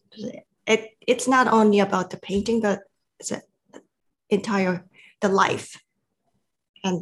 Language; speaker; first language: English; non-native, fluent; Korean